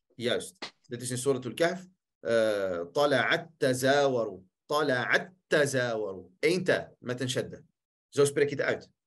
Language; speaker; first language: Dutch; early bilingual, other home language; Arabic